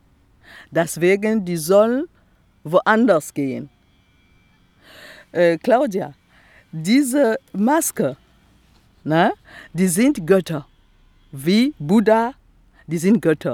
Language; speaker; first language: German; non-native, fluent; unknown